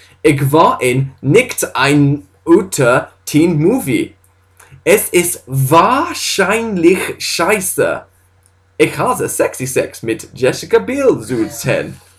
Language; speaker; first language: German; non-native, learner; English